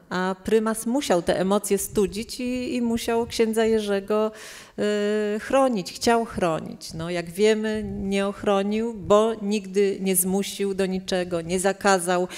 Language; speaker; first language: Polish; native; Polish